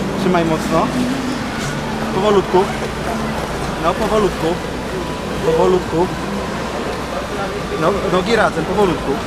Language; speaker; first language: Polish; native; Polish